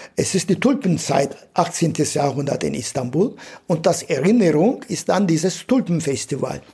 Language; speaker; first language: German; non-native, fluent; Turkish